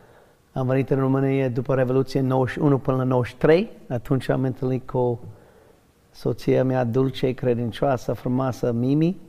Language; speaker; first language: Romanian; non-native, learner; English